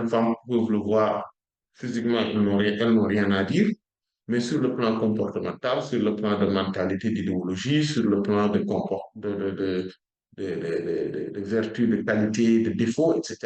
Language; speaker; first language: French; non-native, local second language; Wolof